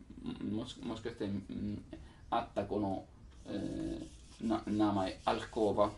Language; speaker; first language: Japanese; non-native, learner; Italian